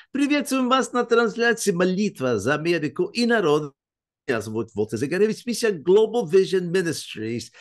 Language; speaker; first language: Russian; early bilingual, heritage; English